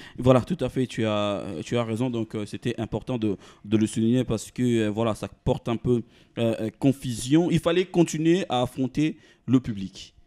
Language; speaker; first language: French; non-native, local second language; Lingala